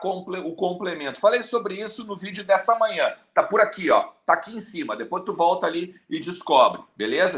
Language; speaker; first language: Portuguese; native; Portuguese